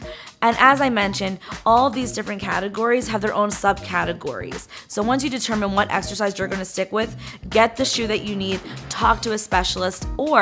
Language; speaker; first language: English; native; English